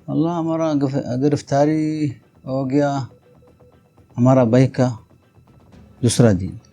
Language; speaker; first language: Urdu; non-native, learner; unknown